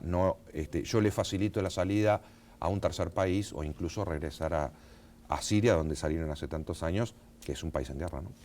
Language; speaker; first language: Spanish; native; Spanish